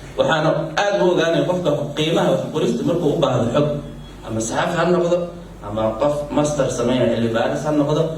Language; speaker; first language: Somali; native; Somali